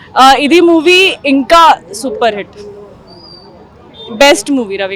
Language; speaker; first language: Telugu; non-native, learner; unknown